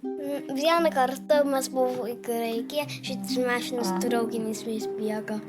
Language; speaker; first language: Lithuanian; early bilingual, heritage; Lithuanian